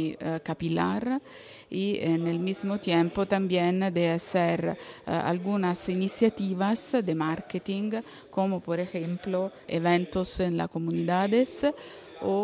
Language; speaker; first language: Spanish; non-native, fluent; Italian